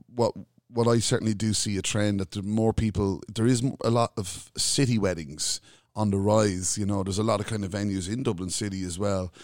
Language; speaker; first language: English; native; English